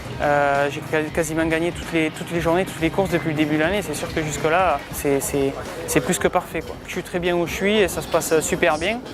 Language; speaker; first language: French; native; French